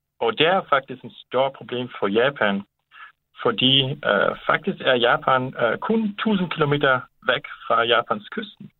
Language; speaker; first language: Danish; non-native, fluent; Japanese